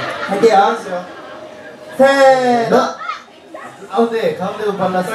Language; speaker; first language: Japanese; non-native, learner; Korean